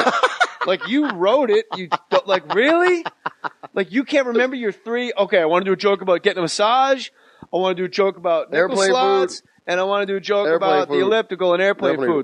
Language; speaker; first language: English; native; English